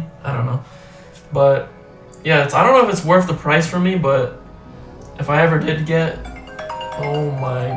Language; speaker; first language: English; native; English